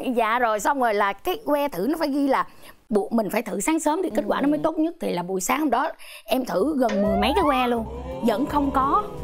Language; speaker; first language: Vietnamese; non-native, local second language; Khmer